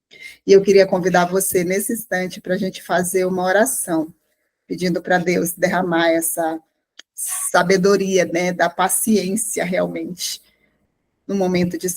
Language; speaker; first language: Portuguese; native; Portuguese